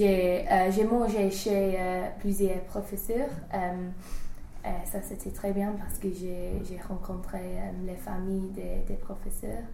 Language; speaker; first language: French; non-native, learner; English